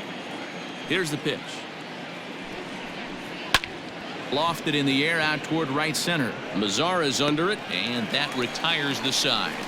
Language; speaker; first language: English; native; English